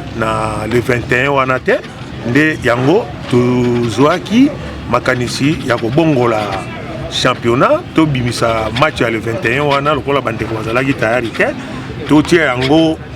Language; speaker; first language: Lingala; native; Lingala